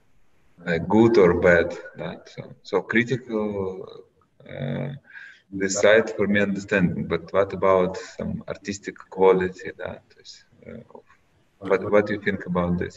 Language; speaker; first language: English; non-native, learner; Russian